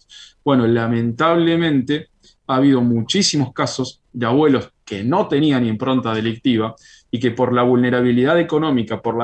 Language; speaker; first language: Spanish; native; Spanish